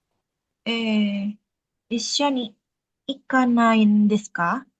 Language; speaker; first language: Japanese; non-native, learner; Indonesian